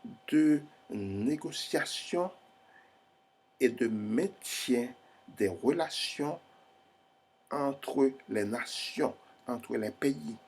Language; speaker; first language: French; non-native, fluent; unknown